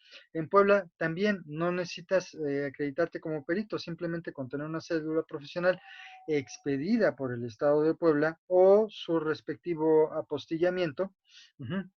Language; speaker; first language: Spanish; native; Spanish